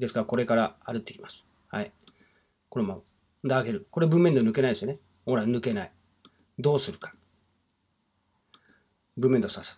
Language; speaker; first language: Japanese; native; Japanese